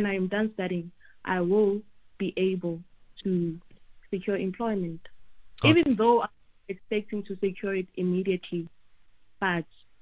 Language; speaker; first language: English; non-native, local second language; Tswana